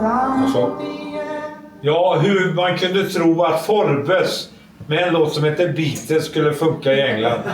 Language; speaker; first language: Swedish; native; Swedish